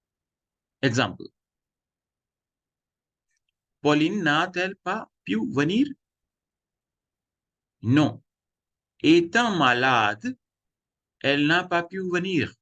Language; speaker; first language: French; non-native, fluent; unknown